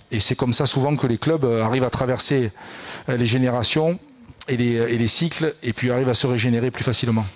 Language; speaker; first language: French; native; French